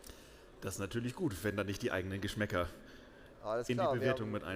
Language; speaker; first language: German; native; German